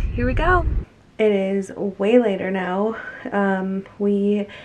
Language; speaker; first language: English; native; English